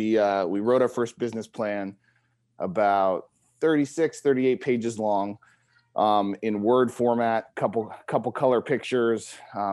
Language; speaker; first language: English; native; English